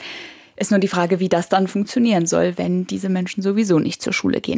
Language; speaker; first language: German; native; German